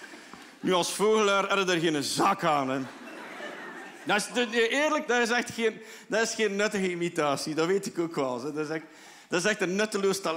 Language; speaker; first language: Dutch; native; Dutch